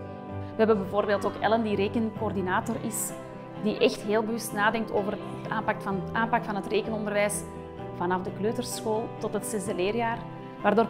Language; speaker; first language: Dutch; native; Dutch